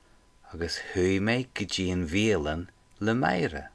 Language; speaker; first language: Irish; non-native, local second language; English